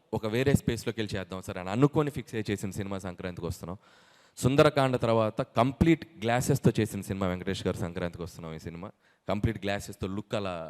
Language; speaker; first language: Telugu; native; Telugu